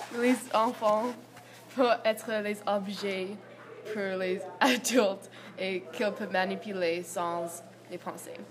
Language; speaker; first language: French; non-native, learner; English